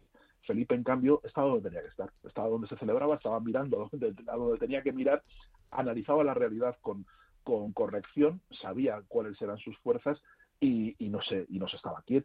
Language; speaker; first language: Spanish; native; Spanish